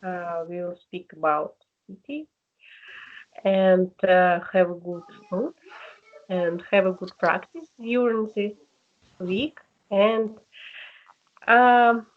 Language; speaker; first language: English; non-native, learner; Russian